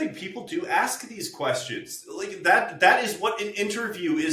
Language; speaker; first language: English; native; English